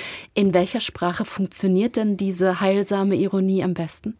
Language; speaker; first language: German; native; German